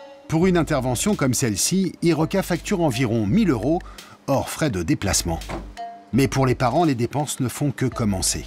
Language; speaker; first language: French; native; French